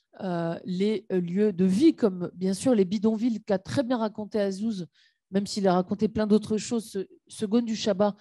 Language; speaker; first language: French; native; French